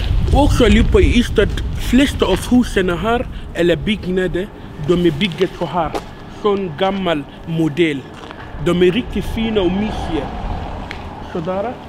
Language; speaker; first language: Swedish; non-native, fluent; Arabic